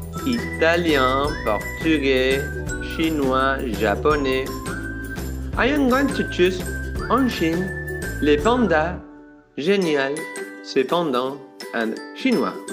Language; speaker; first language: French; non-native, fluent; Spanish